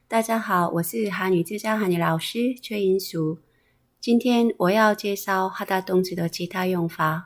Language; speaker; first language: Chinese; non-native, fluent; Korean